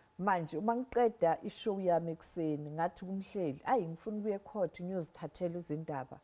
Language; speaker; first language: Zulu; non-native, local second language; Southern Sotho